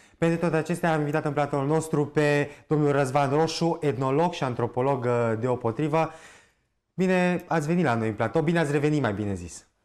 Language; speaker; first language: Romanian; native; Romanian